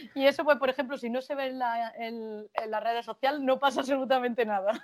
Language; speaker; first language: Spanish; native; Spanish